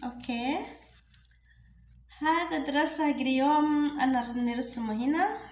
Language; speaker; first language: Arabic; non-native, learner; Rundi